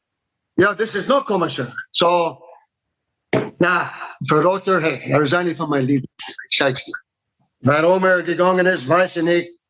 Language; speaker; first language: German; non-native, learner; English